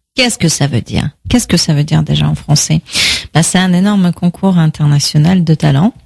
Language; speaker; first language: French; non-native, fluent; Russian